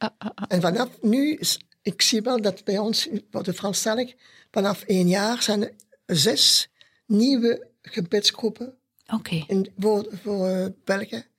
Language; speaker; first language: Dutch; non-native, local second language; French